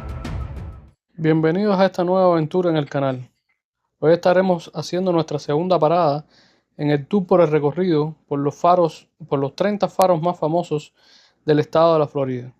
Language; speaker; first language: Spanish; native; Spanish